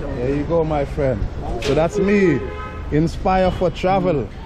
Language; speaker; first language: English; native; English